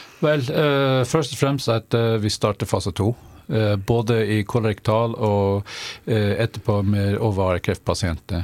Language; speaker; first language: Norwegian; non-native, fluent; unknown